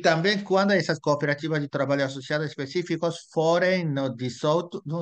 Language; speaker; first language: Portuguese; non-native, fluent; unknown